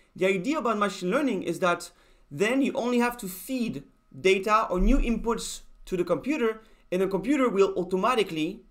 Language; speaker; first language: English; non-native, fluent; Spanish